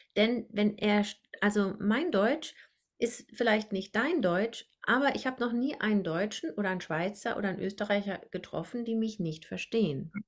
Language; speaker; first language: German; native; German